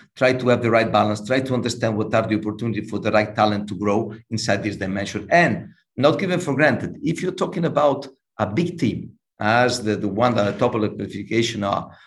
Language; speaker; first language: English; non-native, fluent; Italian